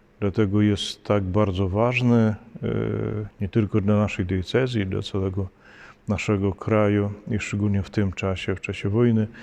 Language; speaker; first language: Polish; non-native, fluent; Ukrainian